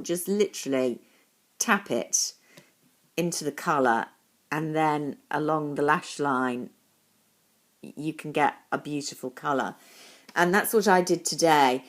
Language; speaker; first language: English; native; English